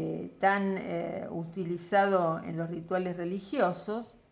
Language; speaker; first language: Spanish; native; Spanish